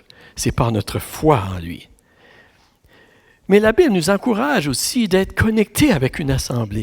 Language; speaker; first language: French; native; French